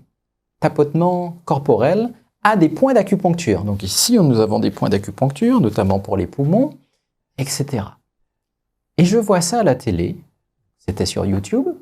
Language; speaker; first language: French; native; French